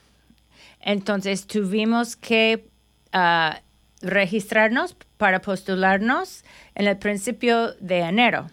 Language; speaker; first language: Spanish; non-native, fluent; English